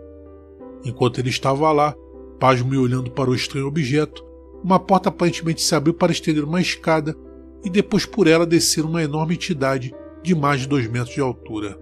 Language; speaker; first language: Portuguese; native; Portuguese